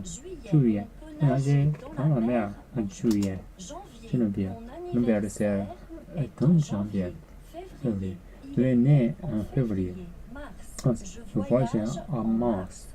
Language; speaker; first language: French; non-native, learner; Japanese